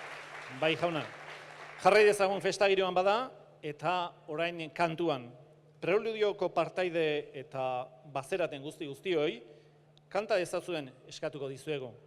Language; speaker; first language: Basque; native; Basque